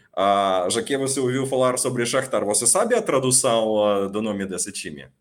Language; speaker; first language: Portuguese; non-native, fluent; Ukrainian